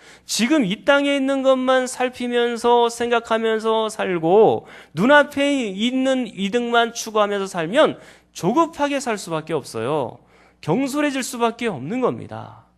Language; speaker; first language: Korean; native; Korean